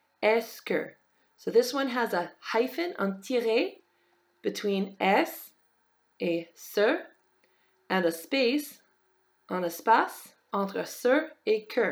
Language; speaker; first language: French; non-native, fluent; English